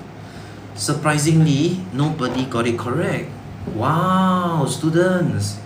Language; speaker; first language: English; non-native, local second language; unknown